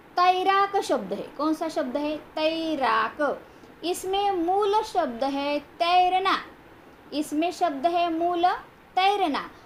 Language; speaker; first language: Hindi; non-native, local second language; Marathi